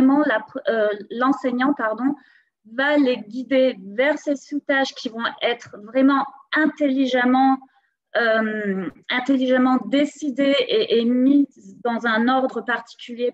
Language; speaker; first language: French; native; French